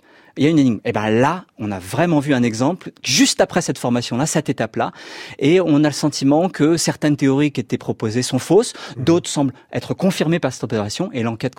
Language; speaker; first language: French; native; French